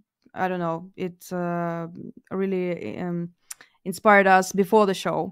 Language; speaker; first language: English; non-native, fluent; Russian